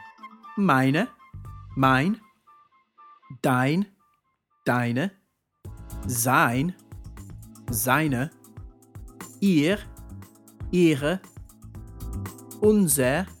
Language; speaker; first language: German; non-native, fluent; English